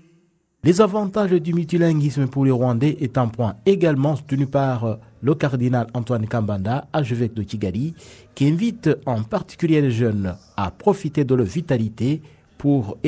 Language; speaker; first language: French; non-native, local second language; Kinyarwanda